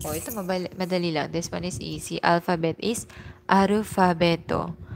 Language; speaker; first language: English; non-native, local second language; Filipino